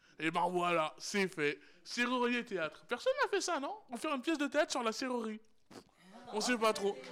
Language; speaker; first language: French; native; French